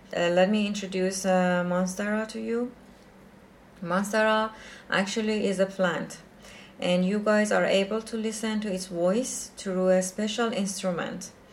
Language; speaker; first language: English; non-native, fluent; Persian